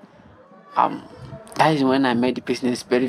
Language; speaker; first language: English; non-native, local second language; Igbo